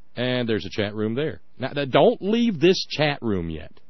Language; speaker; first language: English; native; English